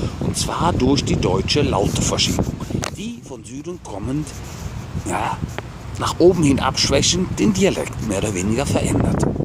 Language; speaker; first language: German; native; German